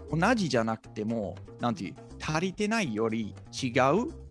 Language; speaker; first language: Japanese; non-native, fluent; English